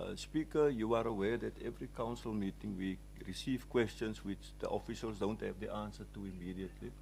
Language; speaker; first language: English; non-native, local second language; Afrikaans